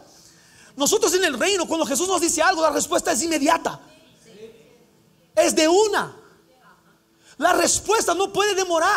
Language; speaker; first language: Spanish; non-native, fluent; Portuguese